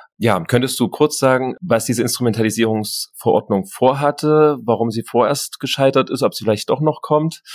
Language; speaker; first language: German; native; German